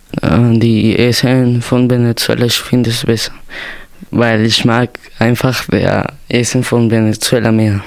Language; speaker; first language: German; non-native, learner; Spanish